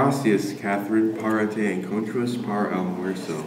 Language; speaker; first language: Spanish; non-native, learner; English